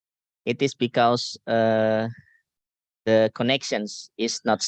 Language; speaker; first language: English; non-native, learner; Indonesian